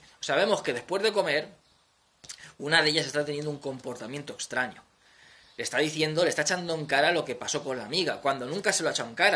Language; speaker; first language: Spanish; native; Spanish